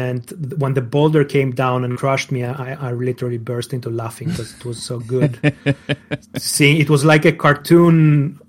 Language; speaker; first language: English; non-native, fluent; Greek